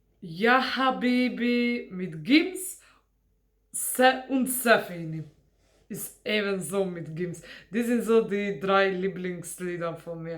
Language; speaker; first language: German; non-native, fluent; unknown